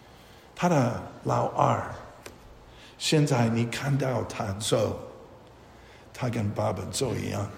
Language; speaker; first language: Chinese; non-native, fluent; English